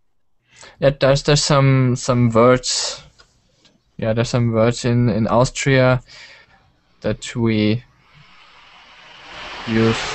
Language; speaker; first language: English; non-native, learner; German